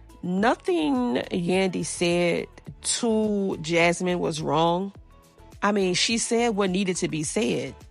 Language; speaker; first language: English; native; English